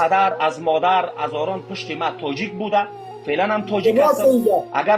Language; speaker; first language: Persian; native; Persian